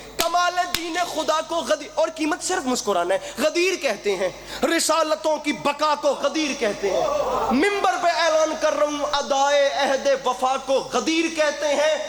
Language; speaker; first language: Urdu; non-native, local second language; Punjabi